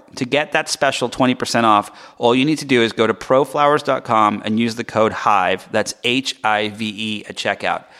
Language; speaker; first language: English; native; English